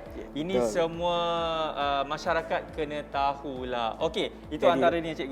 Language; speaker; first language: Malay; native; Malay